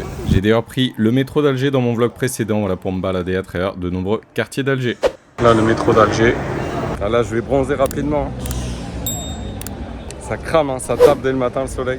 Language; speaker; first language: French; native; French